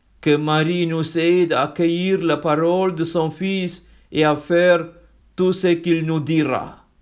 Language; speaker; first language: French; non-native, fluent; Malayalam